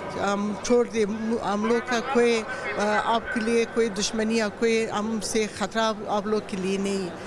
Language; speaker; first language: Hindi; non-native, learner; Persian